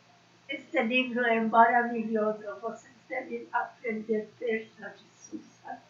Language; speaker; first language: Portuguese; non-native, learner; Persian